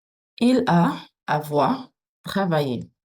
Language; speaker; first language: French; non-native, fluent; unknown